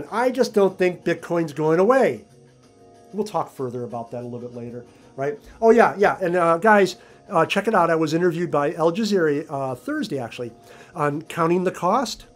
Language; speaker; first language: English; native; English